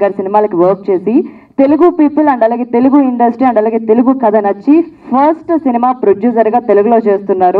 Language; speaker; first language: Telugu; native; Telugu